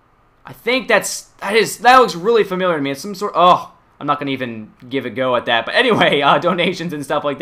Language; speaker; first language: English; native; English